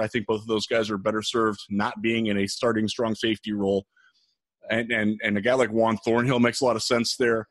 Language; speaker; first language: English; native; English